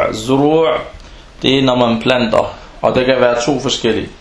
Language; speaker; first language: Danish; early bilingual, other home language; Arabic